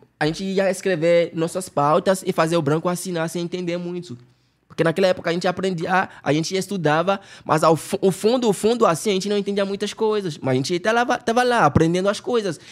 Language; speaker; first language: Portuguese; non-native, fluent; Fon